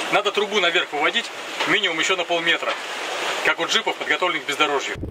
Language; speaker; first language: Russian; native; Russian